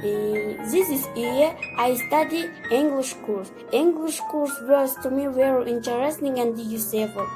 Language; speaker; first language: English; non-native, learner; Kyrgyz